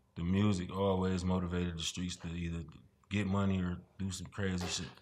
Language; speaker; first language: English; native; English